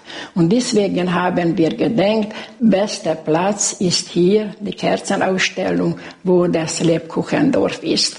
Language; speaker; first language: German; non-native, local second language; Hungarian